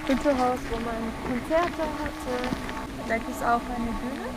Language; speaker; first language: German; non-native, fluent; Russian